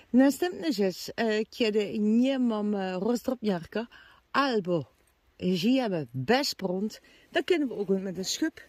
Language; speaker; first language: Polish; non-native, learner; Dutch